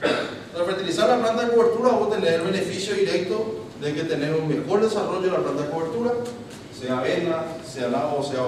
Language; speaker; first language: Spanish; native; Spanish